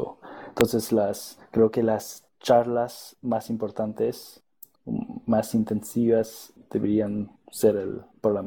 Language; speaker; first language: Spanish; non-native, fluent; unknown